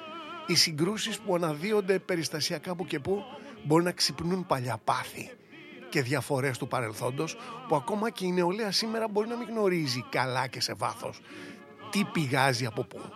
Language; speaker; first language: Greek; native; Greek